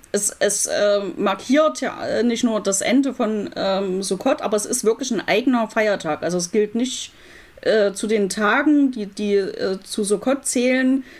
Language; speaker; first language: German; native; German